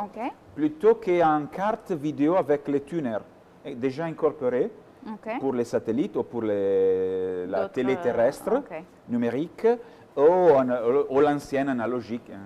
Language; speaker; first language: French; non-native, fluent; Italian